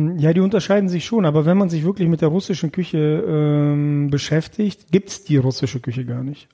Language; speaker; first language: German; early bilingual, other home language; Russian